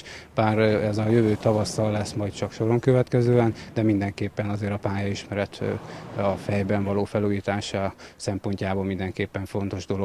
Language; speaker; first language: Hungarian; native; Hungarian